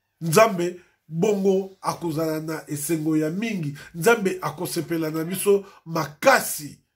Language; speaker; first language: Lingala; non-native, local second language; Kongo